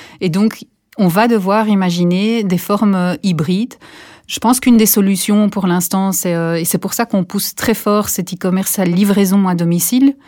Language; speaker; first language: French; native; French